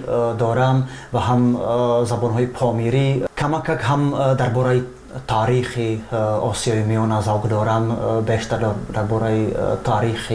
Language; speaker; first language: Persian; non-native, fluent; Czech